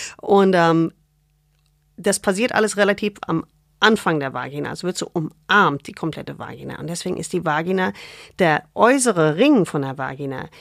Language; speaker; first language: German; non-native, fluent; English